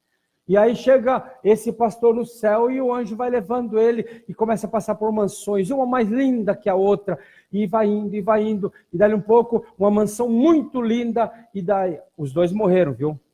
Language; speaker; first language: Portuguese; native; Portuguese